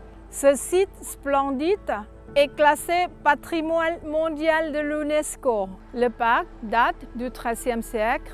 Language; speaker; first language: French; non-native, fluent; Thai